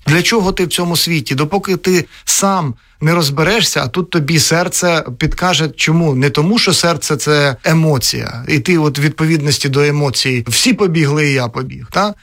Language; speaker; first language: Ukrainian; native; Ukrainian